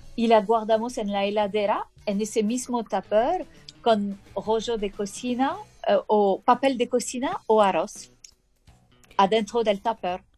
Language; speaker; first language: Spanish; non-native, fluent; French